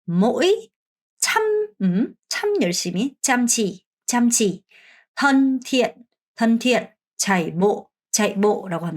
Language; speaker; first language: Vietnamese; non-native, fluent; Korean